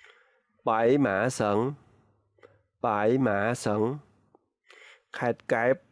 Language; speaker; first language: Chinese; non-native, fluent; Khmer